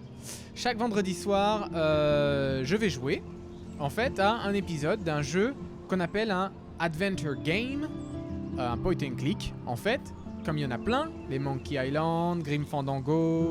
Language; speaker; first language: French; native; French